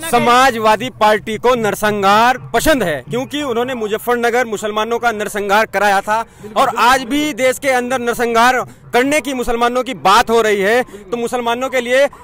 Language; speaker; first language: Hindi; native; Hindi